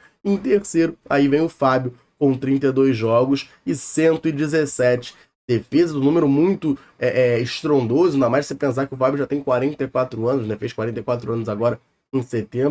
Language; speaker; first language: Portuguese; native; Portuguese